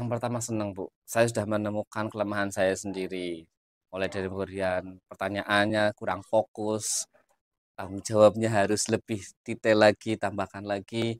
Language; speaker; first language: Indonesian; native; Indonesian